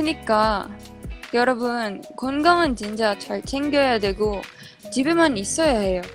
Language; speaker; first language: Korean; non-native, learner; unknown